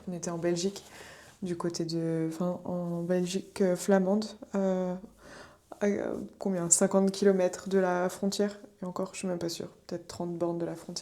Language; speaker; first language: French; native; French